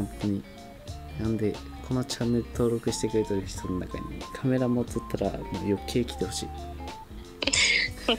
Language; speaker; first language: Japanese; native; Japanese